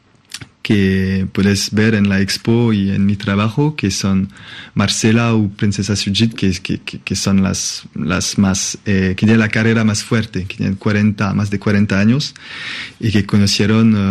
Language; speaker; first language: Spanish; non-native, fluent; French